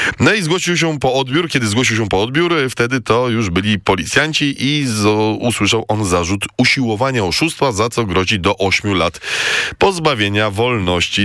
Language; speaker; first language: Polish; native; Polish